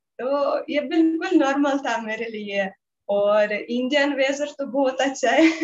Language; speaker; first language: Hindi; non-native, learner; Russian